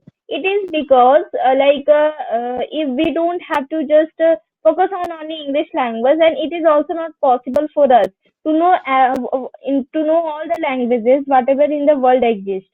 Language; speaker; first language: English; non-native, learner; Hindi